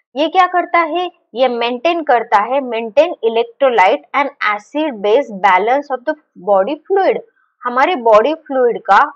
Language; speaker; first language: Hindi; non-native, local second language; Marathi